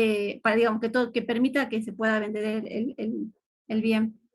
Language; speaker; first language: Spanish; native; Spanish